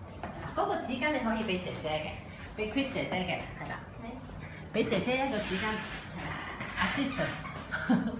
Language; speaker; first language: Cantonese; native; Cantonese